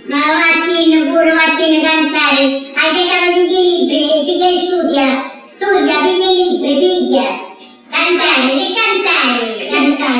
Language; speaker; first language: Italian; native; Italian